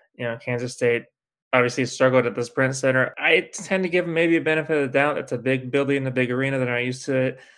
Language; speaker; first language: English; native; English